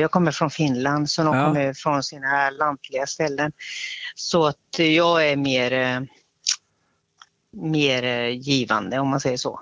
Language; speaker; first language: Swedish; native; Swedish